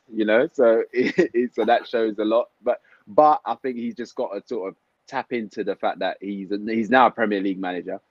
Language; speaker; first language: English; native; English